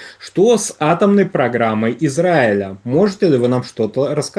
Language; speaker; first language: Russian; native; Russian